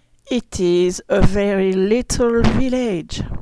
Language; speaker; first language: English; non-native, fluent; French